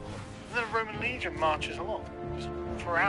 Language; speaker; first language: English; native; English